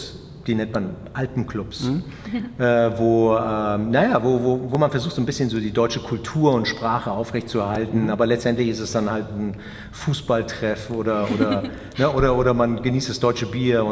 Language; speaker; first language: German; native; German